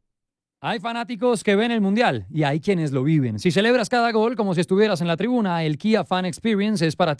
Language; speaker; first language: Spanish; native; Spanish